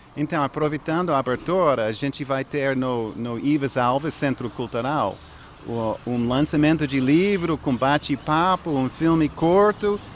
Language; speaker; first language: Portuguese; non-native, fluent; English